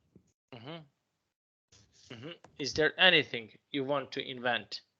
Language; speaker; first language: English; non-native, fluent; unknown